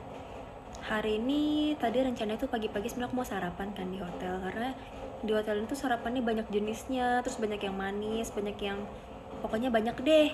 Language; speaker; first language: Indonesian; native; Indonesian